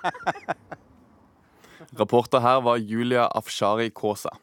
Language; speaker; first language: Norwegian; native; Norwegian